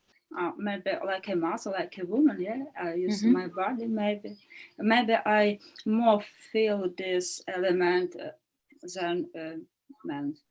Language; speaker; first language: English; non-native, learner; Ukrainian